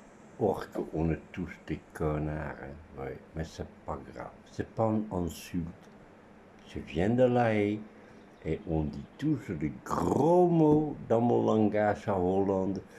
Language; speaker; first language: French; non-native, fluent; Dutch